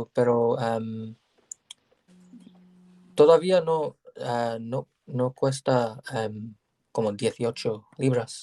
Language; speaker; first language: Spanish; non-native, learner; English